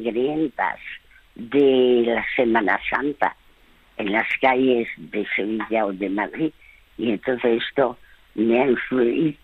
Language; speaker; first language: Spanish; early bilingual, other home language; French